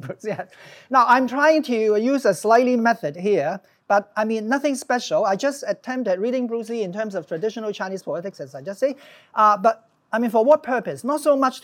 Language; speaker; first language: English; non-native, local second language; Cantonese